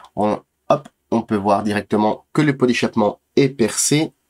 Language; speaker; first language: French; native; French